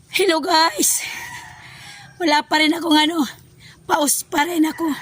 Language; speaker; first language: Filipino; non-native, local second language; Waray